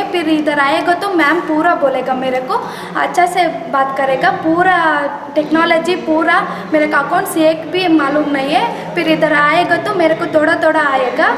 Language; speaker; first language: Hindi; non-native, local second language; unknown